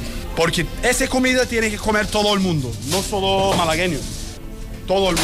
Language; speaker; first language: Spanish; non-native, learner; Turkish